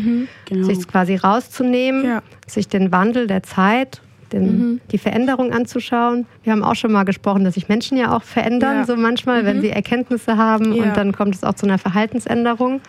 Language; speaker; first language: German; native; German